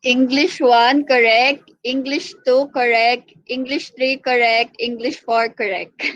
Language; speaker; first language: English; non-native, local second language; Filipino